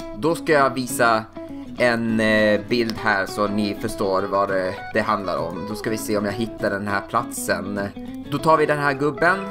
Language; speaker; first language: Swedish; native; Swedish